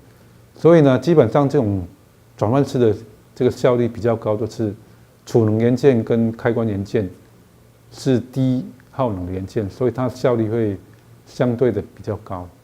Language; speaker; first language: Chinese; native; Chinese